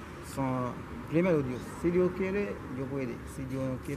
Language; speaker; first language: Spanish; non-native, learner; Haitian Creole